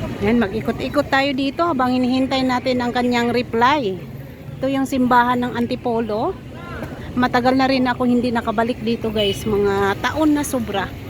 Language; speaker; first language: Filipino; non-native, local second language; Cebuano